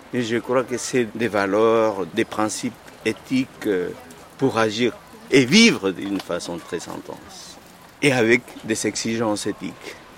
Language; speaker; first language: French; non-native, fluent; Spanish